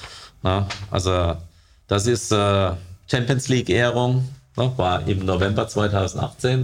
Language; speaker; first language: German; native; German